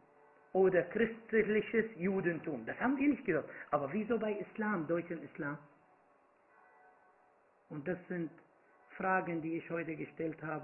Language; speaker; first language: German; non-native, fluent; Arabic